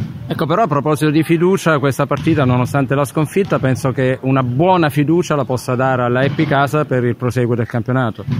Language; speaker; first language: Italian; native; Italian